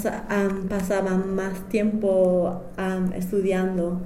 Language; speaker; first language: Spanish; non-native, fluent; English